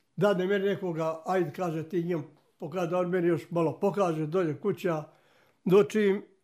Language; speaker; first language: Serbian; native; Serbian